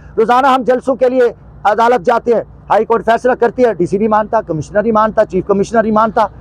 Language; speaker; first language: Urdu; non-native, local second language; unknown